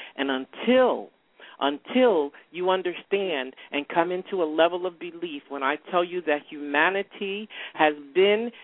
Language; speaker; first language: English; native; English